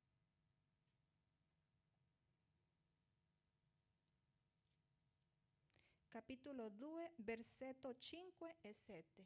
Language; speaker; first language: Italian; non-native, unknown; Portuguese